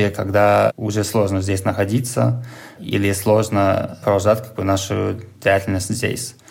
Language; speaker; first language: Russian; non-native, fluent; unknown